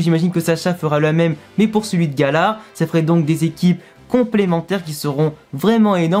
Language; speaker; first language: French; native; French